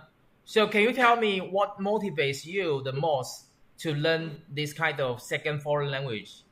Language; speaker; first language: English; non-native, learner; Chinese